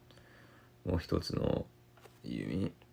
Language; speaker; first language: Japanese; non-native, learner; English